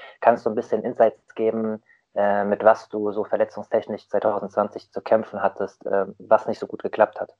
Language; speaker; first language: German; native; German